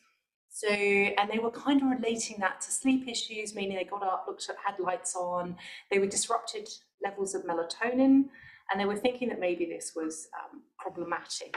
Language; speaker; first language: English; native; English